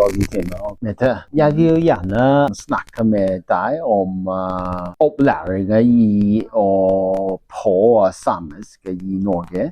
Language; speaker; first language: Norwegian; non-native, learner; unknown